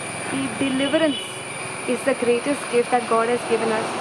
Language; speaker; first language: English; non-native, local second language; Malayalam